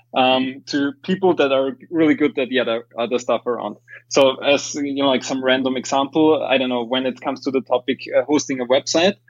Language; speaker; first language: English; non-native, fluent; German